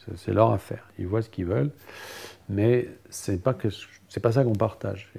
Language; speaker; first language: French; native; French